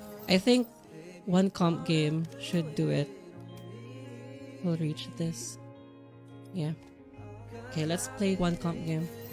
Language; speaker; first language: English; non-native, local second language; Filipino